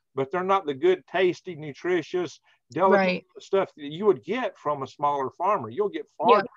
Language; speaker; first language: English; native; English